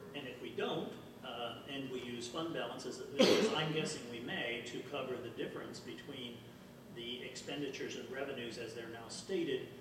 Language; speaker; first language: English; native; English